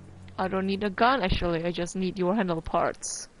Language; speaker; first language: English; native; English